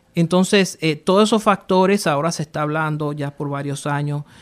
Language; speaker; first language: Spanish; early bilingual, heritage; Spanish